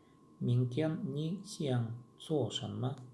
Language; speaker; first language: Chinese; non-native, learner; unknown